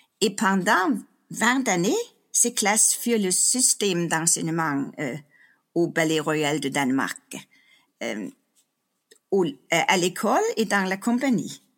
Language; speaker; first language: French; non-native, fluent; Danish